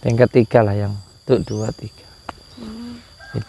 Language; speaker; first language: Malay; non-native, local second language; Javanese